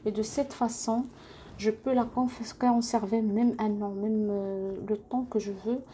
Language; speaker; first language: French; non-native, local second language; Arabic